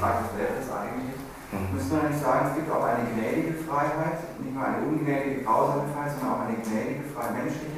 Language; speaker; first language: German; native; German